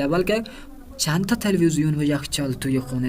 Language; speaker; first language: Persian; non-native, fluent; Urdu